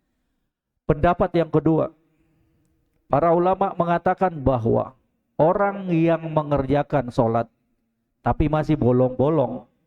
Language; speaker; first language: Indonesian; native; Indonesian